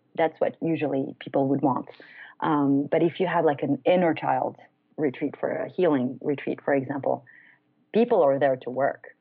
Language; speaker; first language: English; non-native, fluent; French